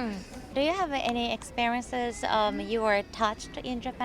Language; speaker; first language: English; non-native, learner; Japanese